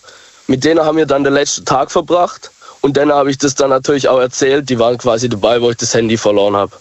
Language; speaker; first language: German; native; German